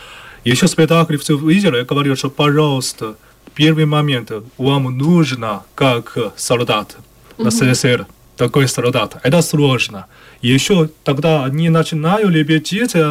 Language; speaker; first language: Russian; non-native, learner; Chinese